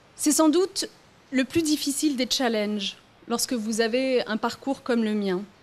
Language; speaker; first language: French; early bilingual, other home language; Riffian